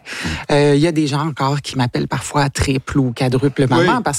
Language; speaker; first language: French; native; French